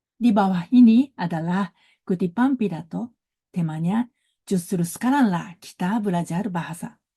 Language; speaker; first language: Indonesian; non-native, learner; Japanese